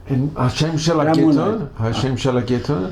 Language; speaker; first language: Hebrew; non-native, fluent; English